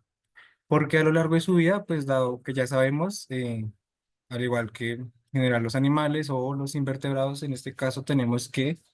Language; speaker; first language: Spanish; native; Spanish